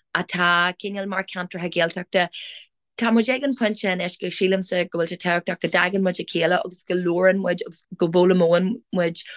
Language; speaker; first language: Irish; non-native, local second language; English